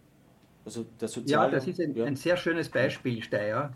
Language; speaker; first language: German; native; German